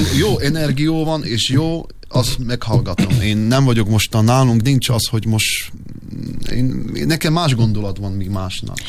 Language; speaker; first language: Hungarian; non-native, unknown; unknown